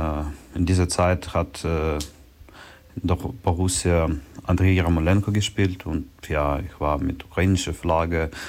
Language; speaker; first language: German; non-native, learner; Ukrainian